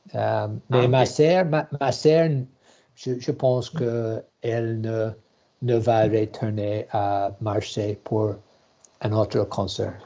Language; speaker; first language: French; non-native, learner; English